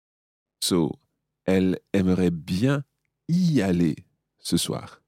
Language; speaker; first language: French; non-native, fluent; English